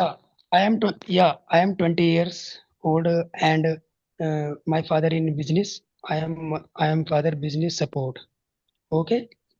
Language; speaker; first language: English; non-native, learner; Hindi